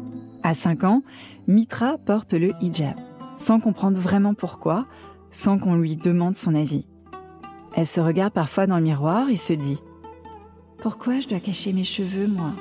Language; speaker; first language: French; native; French